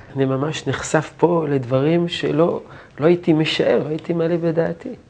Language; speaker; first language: Hebrew; non-native, fluent; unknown